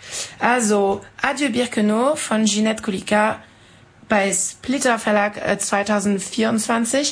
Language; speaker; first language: German; non-native, fluent; French